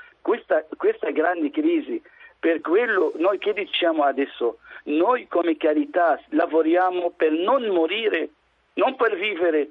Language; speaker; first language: Italian; non-native, fluent; Arabic